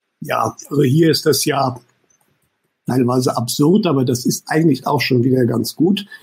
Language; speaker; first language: German; native; German